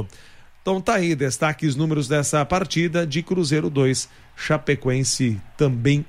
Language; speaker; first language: Portuguese; native; Portuguese